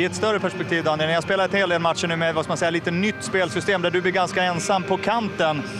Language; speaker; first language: Swedish; native; Swedish